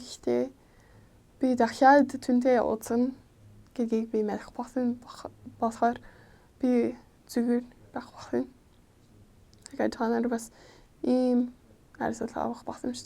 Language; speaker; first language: Mongolian; non-native, fluent; English